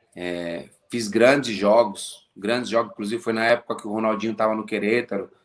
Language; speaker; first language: Portuguese; native; Portuguese